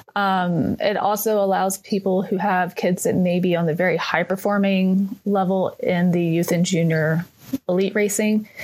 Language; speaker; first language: English; native; English